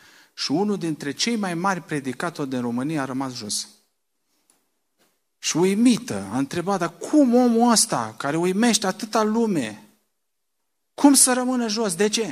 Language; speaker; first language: Romanian; native; Romanian